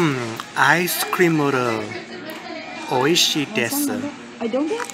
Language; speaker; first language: Japanese; non-native, learner; English